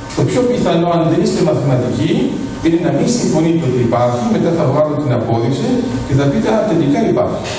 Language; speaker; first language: Greek; early bilingual, heritage; Greek